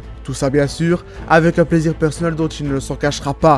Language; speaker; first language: French; native; French